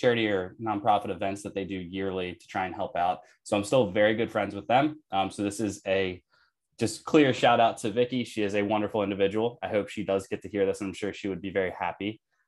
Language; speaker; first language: English; native; English